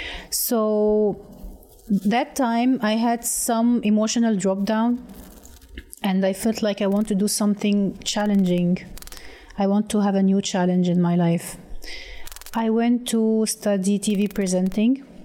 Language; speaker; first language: English; non-native, fluent; Arabic